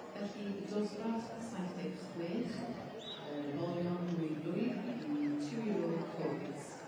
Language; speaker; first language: Welsh; native; Welsh